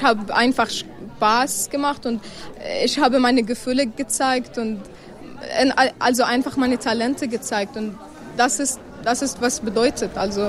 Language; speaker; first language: German; non-native, learner; Arabic